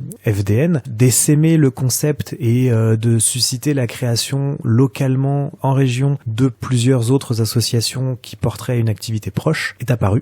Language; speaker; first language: French; native; French